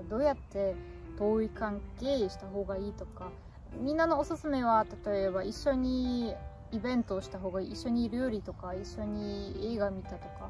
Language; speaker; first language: Japanese; non-native, learner; German